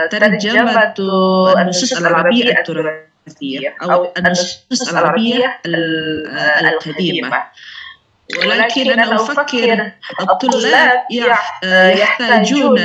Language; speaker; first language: Arabic; non-native, fluent; Indonesian